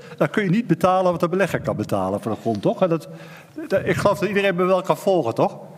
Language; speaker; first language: Dutch; native; Dutch